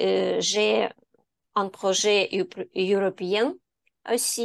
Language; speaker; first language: French; non-native, learner; Ukrainian